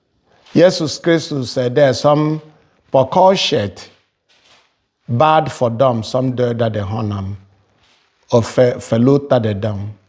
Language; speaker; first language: Swedish; non-native, fluent; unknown